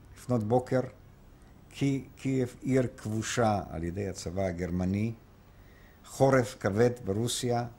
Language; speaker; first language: Hebrew; non-native, fluent; Polish